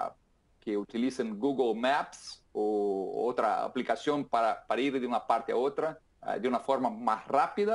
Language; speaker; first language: Spanish; non-native, fluent; Portuguese